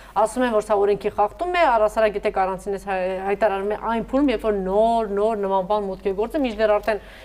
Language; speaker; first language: Armenian; native; Armenian